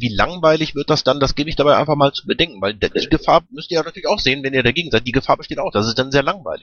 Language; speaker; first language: German; native; German